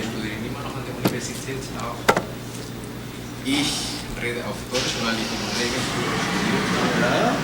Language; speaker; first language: German; non-native, fluent; Spanish